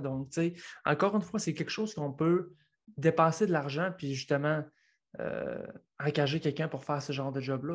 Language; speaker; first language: French; native; French